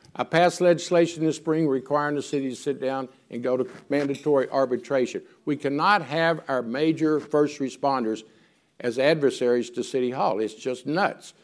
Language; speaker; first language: English; native; English